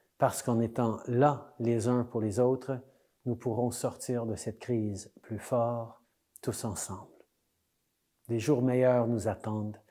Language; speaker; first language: French; native; French